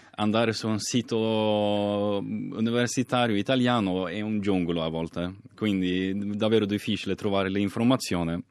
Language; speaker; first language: Italian; non-native, fluent; Swedish